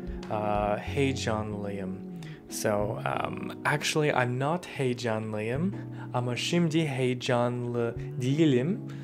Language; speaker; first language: Turkish; non-native, learner; English